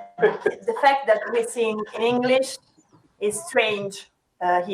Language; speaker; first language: English; non-native, fluent; Italian